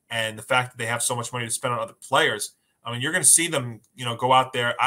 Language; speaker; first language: English; native; English